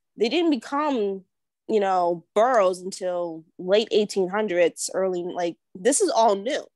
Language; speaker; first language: English; native; English